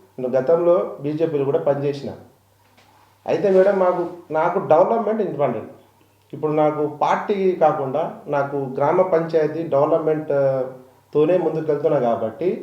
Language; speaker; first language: Telugu; non-native, local second language; Lambadi